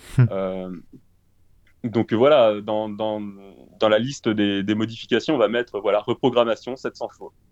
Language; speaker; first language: French; early bilingual, other home language; Portuguese